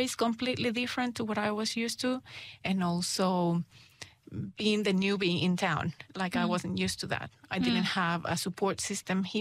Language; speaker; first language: English; non-native, fluent; Spanish